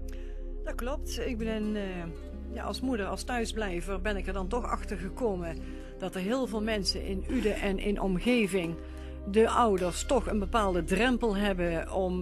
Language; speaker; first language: Dutch; native; Dutch